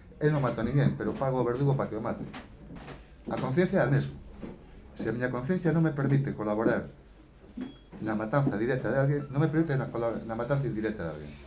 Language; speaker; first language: Galician; native; Galician